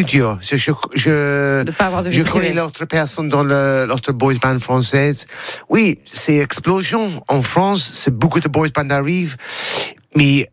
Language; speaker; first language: French; non-native, learner; English